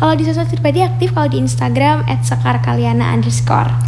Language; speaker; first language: Indonesian; native; Indonesian